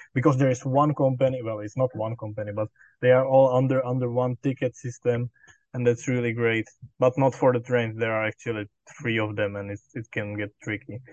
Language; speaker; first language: English; non-native, fluent; Czech